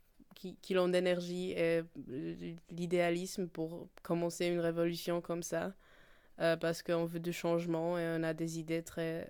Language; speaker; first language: French; non-native, fluent; Polish